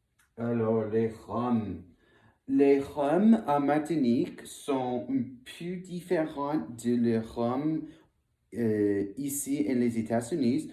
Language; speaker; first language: French; non-native, learner; English